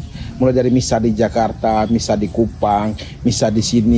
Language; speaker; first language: Indonesian; native; Indonesian